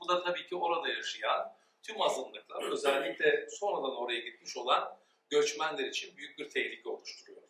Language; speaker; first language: Turkish; early bilingual, heritage; Turkish